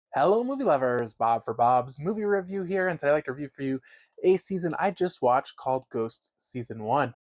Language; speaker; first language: English; native; English